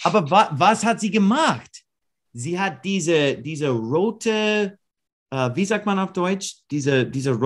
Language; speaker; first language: German; non-native, fluent; English